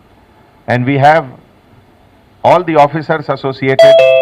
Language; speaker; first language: Telugu; non-native, local second language; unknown